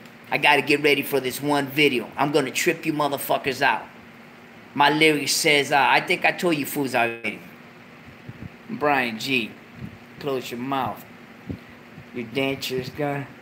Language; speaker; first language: English; early bilingual, other home language; Spanish